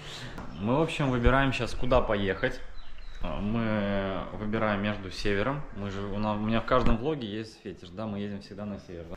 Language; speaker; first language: Russian; native; Russian